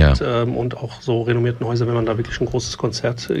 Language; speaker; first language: German; native; German